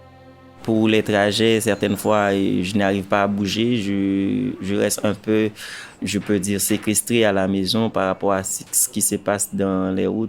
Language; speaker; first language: French; non-native, local second language; Haitian Creole